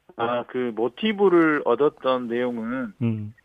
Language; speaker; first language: Korean; native; Korean